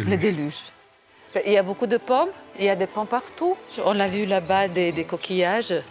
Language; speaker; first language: French; non-native, fluent; Serbian